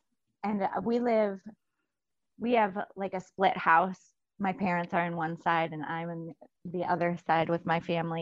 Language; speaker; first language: English; native; English